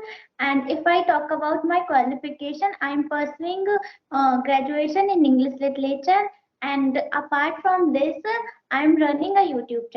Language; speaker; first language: English; non-native, learner; Hindi